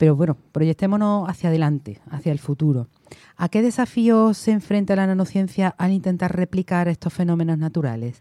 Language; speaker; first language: Spanish; native; Spanish